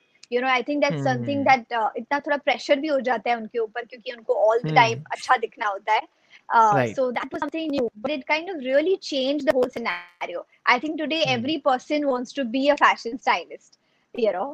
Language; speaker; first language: English; non-native, local second language; Hindi